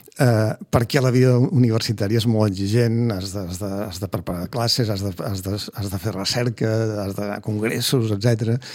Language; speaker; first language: Catalan; native; Catalan